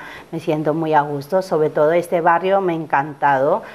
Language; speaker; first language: Spanish; non-native, learner; Chinese